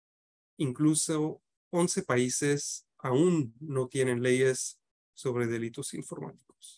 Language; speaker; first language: Spanish; native; Spanish